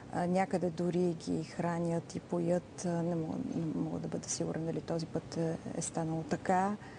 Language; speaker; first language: Bulgarian; native; Bulgarian